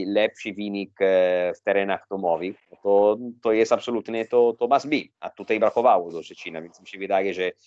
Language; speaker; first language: Polish; non-native, fluent; Italian